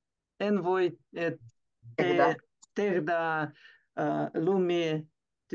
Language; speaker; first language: Finnish; non-native, learner; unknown